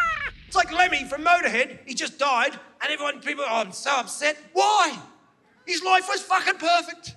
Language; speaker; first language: English; native; English